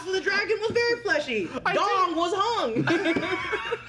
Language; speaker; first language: English; native; English